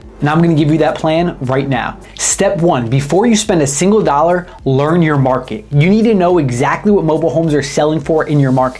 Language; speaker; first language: English; native; English